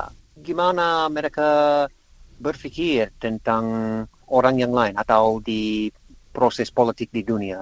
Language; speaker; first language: Indonesian; non-native, learner; English